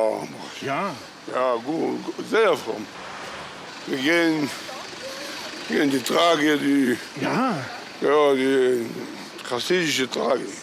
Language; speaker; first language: German; non-native, learner; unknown